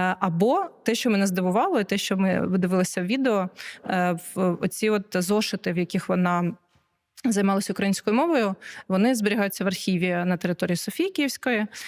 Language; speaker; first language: Ukrainian; non-native, local second language; Russian